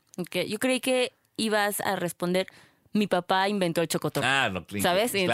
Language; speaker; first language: Spanish; native; Spanish